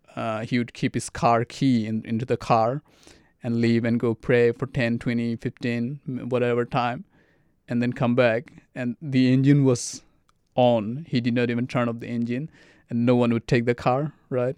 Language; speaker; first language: English; non-native, fluent; Arabic